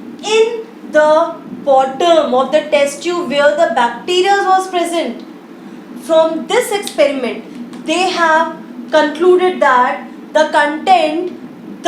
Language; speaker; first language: English; non-native, local second language; Hindi